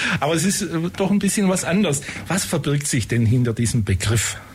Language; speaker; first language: German; native; German